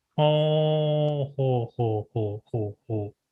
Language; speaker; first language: Japanese; native; Japanese